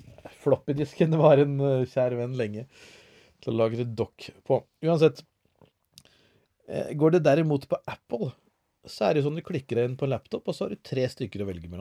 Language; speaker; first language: Norwegian; native; Norwegian